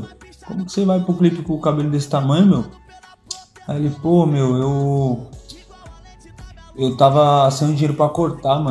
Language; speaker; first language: Portuguese; native; Portuguese